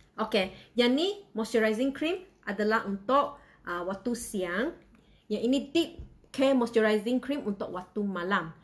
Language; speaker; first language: Malay; non-native, local second language; Chinese